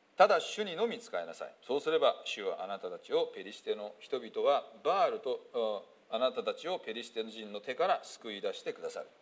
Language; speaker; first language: Japanese; native; Japanese